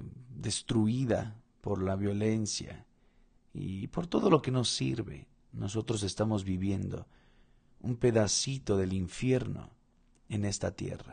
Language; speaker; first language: Spanish; non-native, fluent; Portuguese